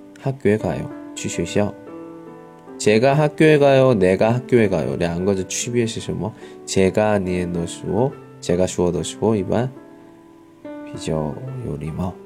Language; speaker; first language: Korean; non-native, fluent; Chinese